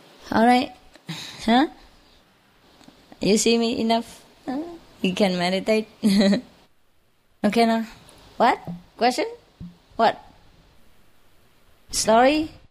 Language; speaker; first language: English; non-native, fluent; Vietnamese